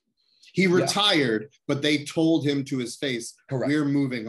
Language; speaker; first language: English; native; English